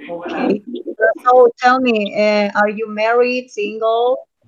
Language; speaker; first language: English; non-native, learner; Spanish